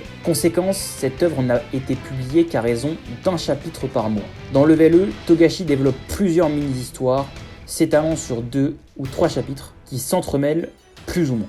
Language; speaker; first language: French; native; French